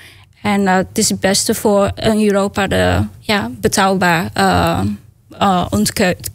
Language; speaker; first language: Dutch; non-native, learner; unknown